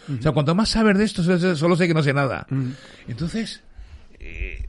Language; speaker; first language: Spanish; early bilingual, other home language; English